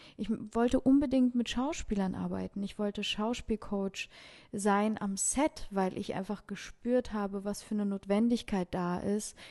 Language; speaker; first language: German; early bilingual, other home language; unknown